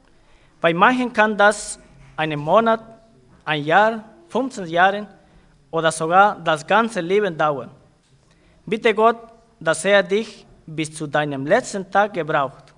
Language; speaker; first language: German; non-native, fluent; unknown